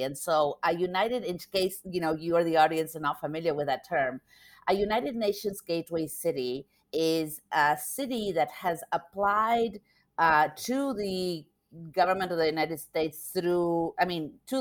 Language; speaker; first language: English; non-native, fluent; Spanish